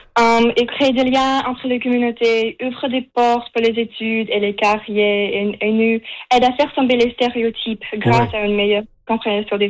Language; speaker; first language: French; non-native, fluent; Russian